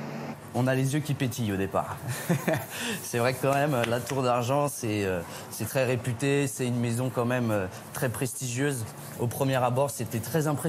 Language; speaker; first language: French; native; French